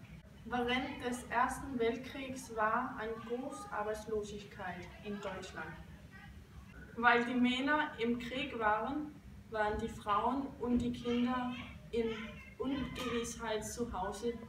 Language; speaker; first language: German; non-native, learner; Danish